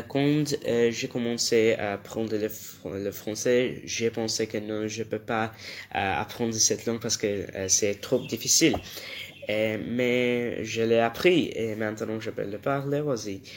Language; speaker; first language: French; non-native, learner; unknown